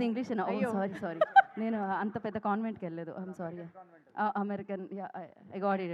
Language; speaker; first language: Telugu; native; Telugu